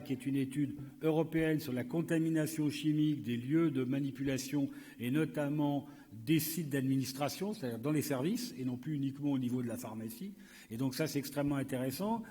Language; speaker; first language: French; native; French